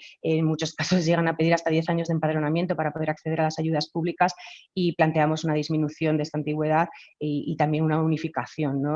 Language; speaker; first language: Spanish; native; Spanish